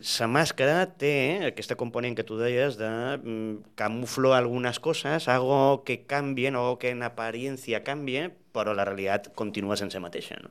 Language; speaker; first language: Catalan; native; Catalan